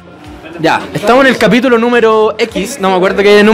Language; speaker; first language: Spanish; native; Spanish